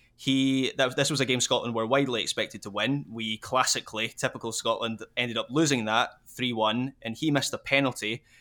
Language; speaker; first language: English; native; English